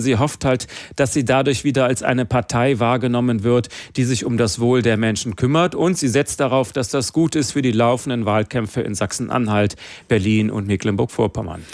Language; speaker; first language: German; native; German